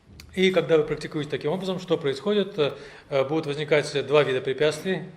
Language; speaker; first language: Russian; native; Russian